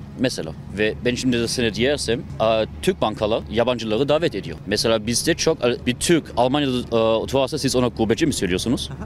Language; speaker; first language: Turkish; non-native, learner; German